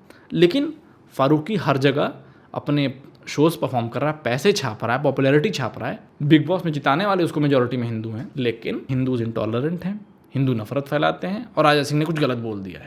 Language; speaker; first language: Hindi; native; Hindi